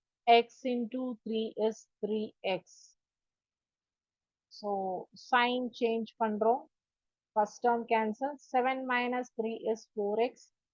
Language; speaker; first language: English; non-native, local second language; Tamil